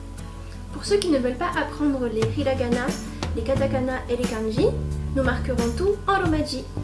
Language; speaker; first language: French; native; French